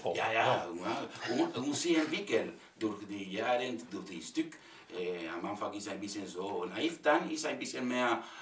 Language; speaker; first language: German; non-native, learner; Spanish